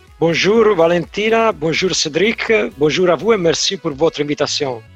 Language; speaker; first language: French; non-native, fluent; Italian